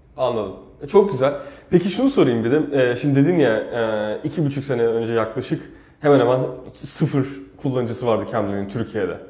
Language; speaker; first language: Turkish; native; Turkish